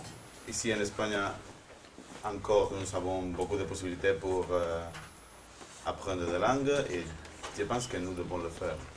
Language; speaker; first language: French; non-native, fluent; Spanish